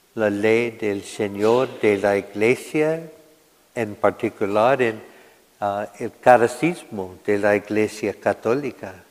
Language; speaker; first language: Spanish; non-native, learner; English